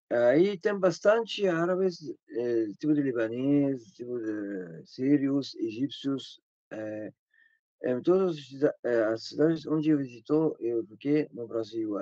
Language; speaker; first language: Portuguese; non-native, learner; Arabic